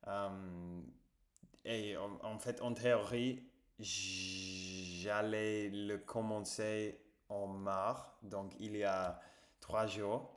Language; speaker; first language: French; non-native, fluent; English